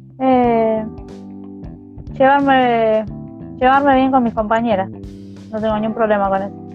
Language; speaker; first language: Spanish; native; Spanish